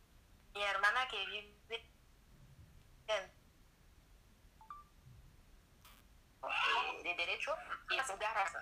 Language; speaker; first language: Spanish; non-native, learner; French